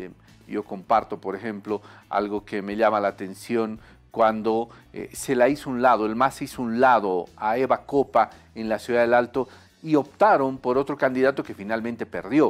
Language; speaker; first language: Spanish; native; Spanish